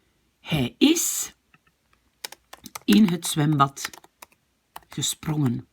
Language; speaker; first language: Dutch; non-native, fluent; French